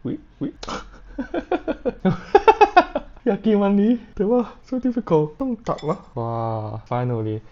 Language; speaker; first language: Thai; non-native, learner; English